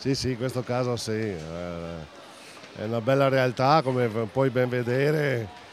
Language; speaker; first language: Italian; native; Italian